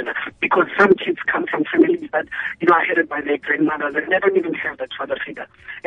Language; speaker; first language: English; non-native, local second language; Southern Sotho